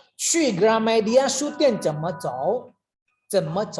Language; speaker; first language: Chinese; non-native, fluent; Indonesian